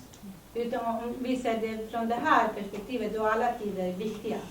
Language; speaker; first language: Swedish; early bilingual, other home language; Spanish